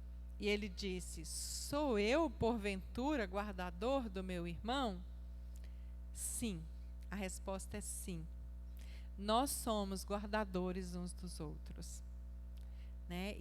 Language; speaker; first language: Portuguese; native; Portuguese